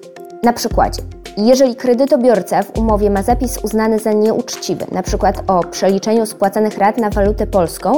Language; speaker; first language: Polish; native; Polish